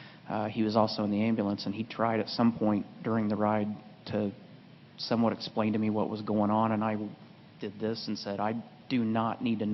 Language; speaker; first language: English; native; English